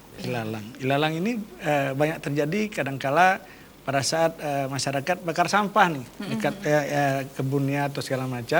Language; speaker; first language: Malay; native; Malay